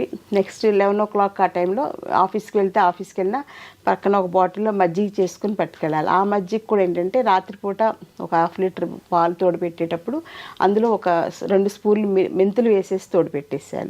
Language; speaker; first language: Telugu; native; Telugu